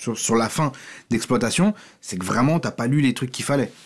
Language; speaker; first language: French; native; French